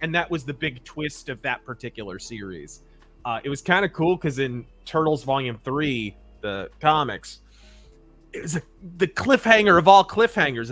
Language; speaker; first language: English; native; English